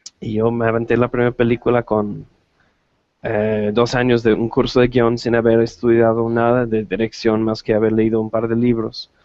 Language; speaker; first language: Spanish; non-native, fluent; English